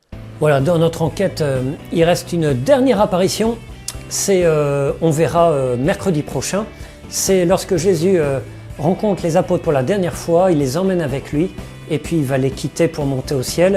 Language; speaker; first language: French; native; French